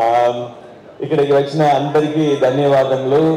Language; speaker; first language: Telugu; non-native, learner; Tamil